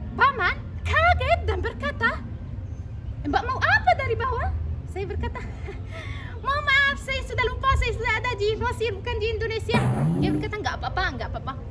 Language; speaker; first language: Indonesian; non-native, fluent; Arabic